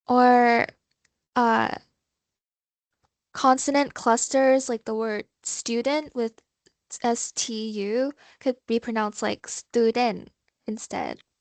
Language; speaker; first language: English; non-native, fluent; Thai